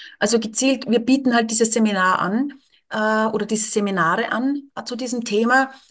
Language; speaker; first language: German; native; German